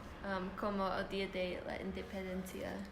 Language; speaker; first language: Spanish; non-native, learner; English